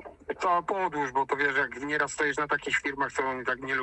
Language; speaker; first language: Polish; native; Polish